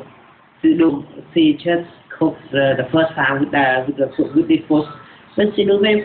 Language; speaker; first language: English; non-native, learner; Vietnamese